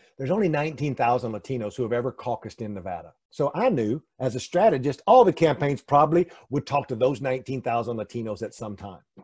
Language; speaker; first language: English; native; English